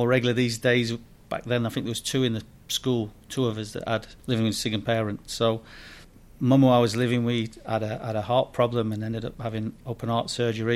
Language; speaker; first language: English; native; English